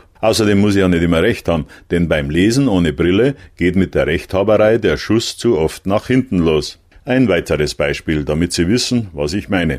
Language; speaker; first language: German; native; German